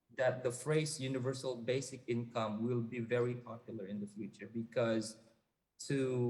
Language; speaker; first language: English; non-native, fluent; Indonesian